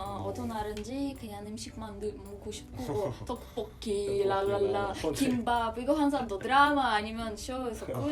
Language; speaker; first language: Korean; non-native, learner; Russian